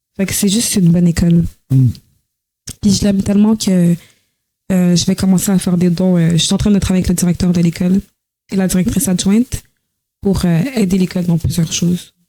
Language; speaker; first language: French; native; French